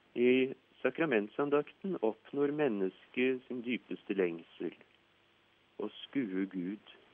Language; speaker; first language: Norwegian; native; Norwegian